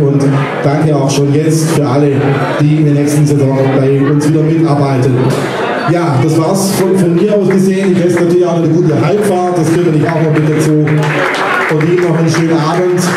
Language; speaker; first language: German; native; German